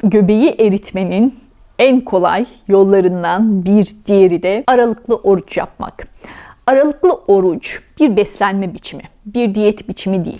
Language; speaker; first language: Turkish; native; Turkish